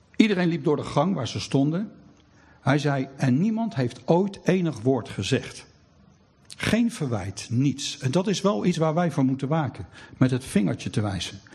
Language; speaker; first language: Dutch; native; Dutch